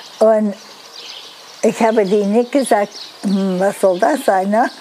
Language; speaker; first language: German; non-native, learner; Dutch